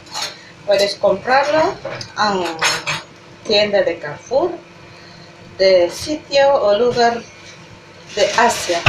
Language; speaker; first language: Spanish; non-native, learner; Indonesian